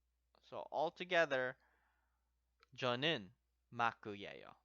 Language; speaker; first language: Korean; non-native, learner; English